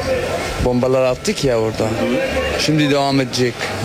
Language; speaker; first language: Turkish; non-native, learner; Arabic